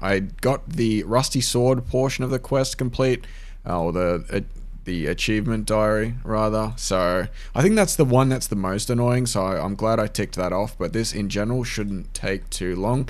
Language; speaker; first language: English; native; English